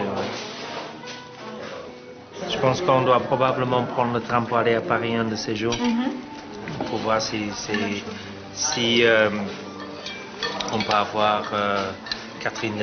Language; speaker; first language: French; non-native, fluent; English